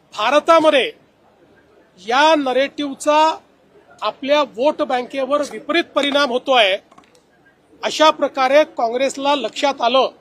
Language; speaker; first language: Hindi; non-native, local second language; Marathi